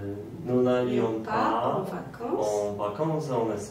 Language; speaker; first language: French; non-native, learner; Polish